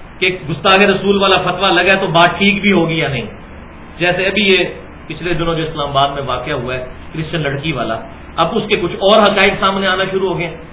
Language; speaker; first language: Urdu; non-native, local second language; Punjabi